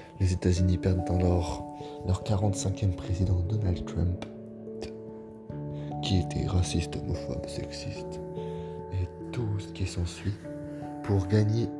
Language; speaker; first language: French; native; French